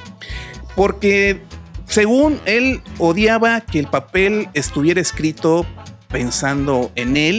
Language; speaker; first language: Spanish; native; Spanish